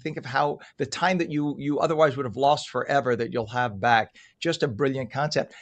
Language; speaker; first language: English; native; English